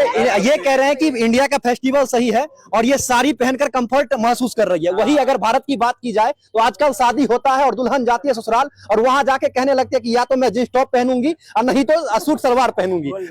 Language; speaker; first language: Hindi; native; Hindi